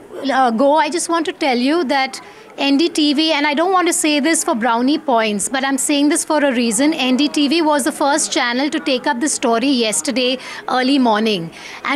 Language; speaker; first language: English; non-native, local second language; Hindi